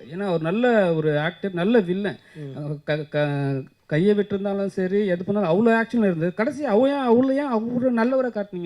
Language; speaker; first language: Tamil; native; Tamil